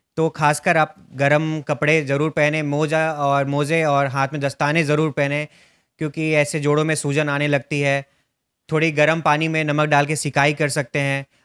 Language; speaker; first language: Hindi; native; Hindi